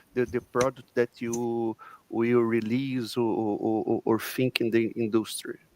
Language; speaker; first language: English; non-native, learner; Portuguese